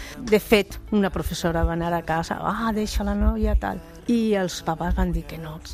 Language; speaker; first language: Catalan; non-native, local second language; Spanish